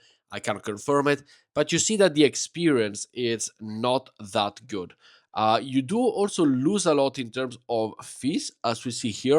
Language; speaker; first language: English; non-native, fluent; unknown